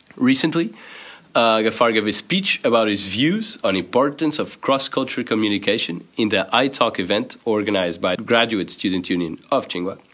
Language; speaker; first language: English; non-native, fluent; Portuguese